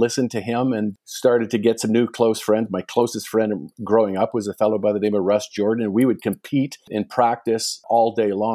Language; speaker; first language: English; native; English